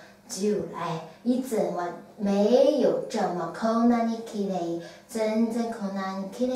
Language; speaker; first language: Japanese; non-native, fluent; Chinese